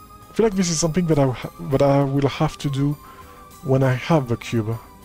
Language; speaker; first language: English; non-native, fluent; French